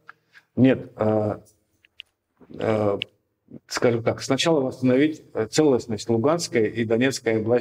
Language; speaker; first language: Russian; native; Russian